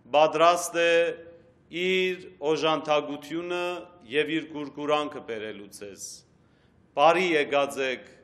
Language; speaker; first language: Armenian; early bilingual, heritage; Armenian